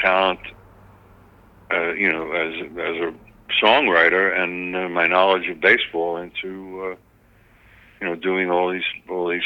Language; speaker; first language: English; native; English